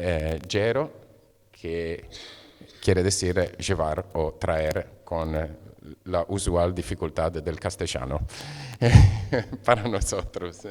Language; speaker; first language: Spanish; non-native, fluent; Italian